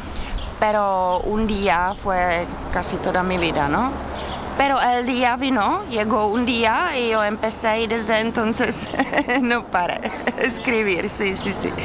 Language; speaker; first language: Spanish; non-native, fluent; Czech